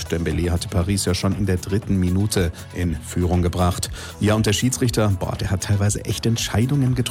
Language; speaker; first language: German; native; German